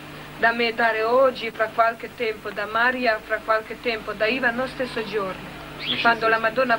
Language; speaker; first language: Italian; non-native, learner; Croatian